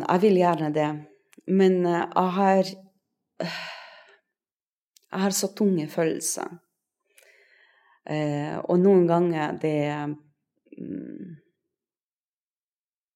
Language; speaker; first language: Norwegian; non-native, fluent; Russian